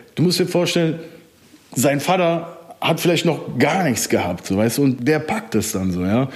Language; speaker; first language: German; early bilingual, other home language; Turkish